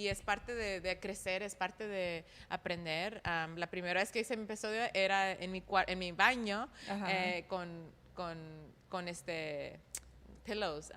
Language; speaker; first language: Spanish; early bilingual, heritage; Spanish